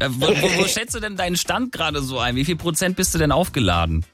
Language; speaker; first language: German; native; German